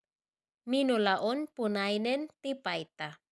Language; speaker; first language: Finnish; non-native, learner; Cebuano